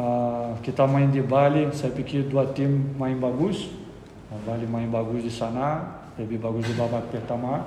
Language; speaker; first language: Indonesian; non-native, learner; Portuguese